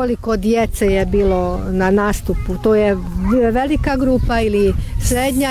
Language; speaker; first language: Croatian; native; Croatian